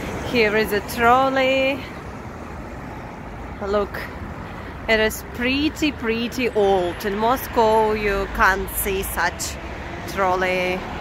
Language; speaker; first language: English; non-native, fluent; Russian